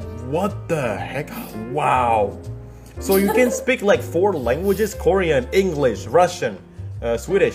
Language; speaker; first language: English; non-native, fluent; Indonesian